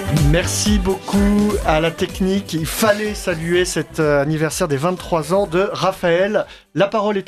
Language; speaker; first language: French; native; French